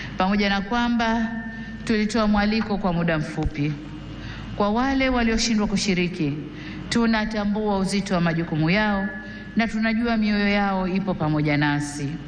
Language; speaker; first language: Swahili; native; Swahili